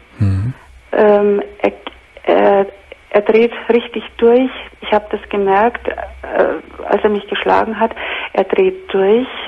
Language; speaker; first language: German; native; German